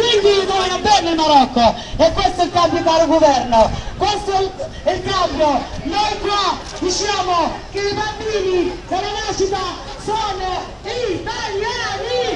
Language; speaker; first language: Italian; non-native, local second language; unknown